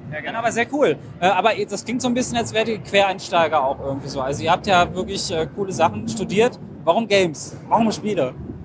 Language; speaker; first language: German; native; German